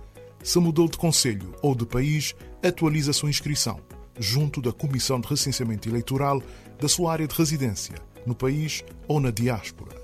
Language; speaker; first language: Portuguese; non-native, local second language; Kabuverdianu